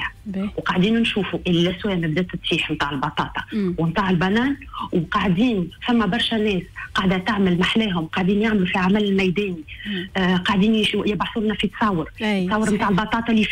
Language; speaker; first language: Arabic; native; Arabic